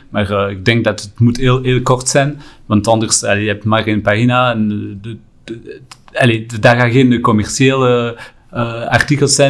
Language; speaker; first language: Dutch; non-native, local second language; French